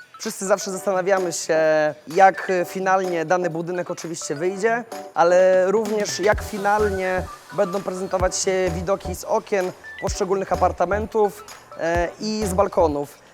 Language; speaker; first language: Polish; native; Polish